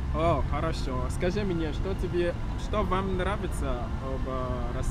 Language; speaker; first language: Russian; non-native, learner; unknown